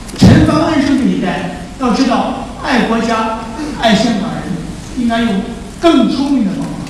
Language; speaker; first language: Chinese; native; Chinese